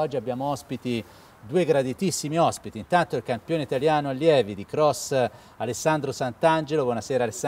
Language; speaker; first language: Italian; native; Italian